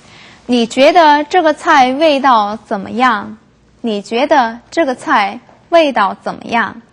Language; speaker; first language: Chinese; non-native, fluent; Korean